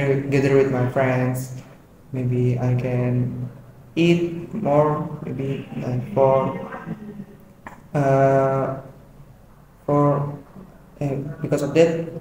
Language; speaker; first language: English; non-native, learner; Indonesian